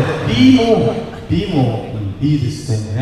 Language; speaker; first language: Japanese; non-native, learner; Korean